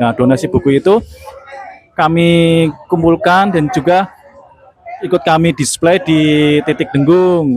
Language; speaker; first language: Indonesian; native; Indonesian